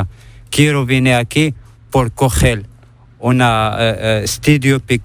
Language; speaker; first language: Spanish; non-native, learner; Arabic